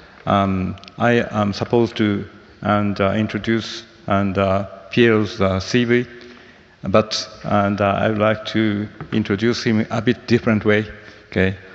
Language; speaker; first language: English; non-native, fluent; Japanese